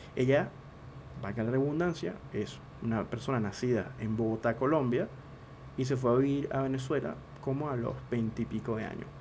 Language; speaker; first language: Spanish; native; Spanish